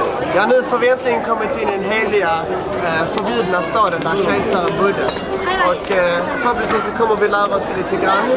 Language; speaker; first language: Swedish; native; Swedish